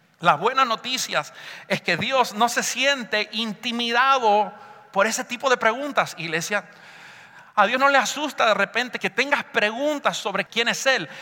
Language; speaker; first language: Spanish; early bilingual, heritage; Spanish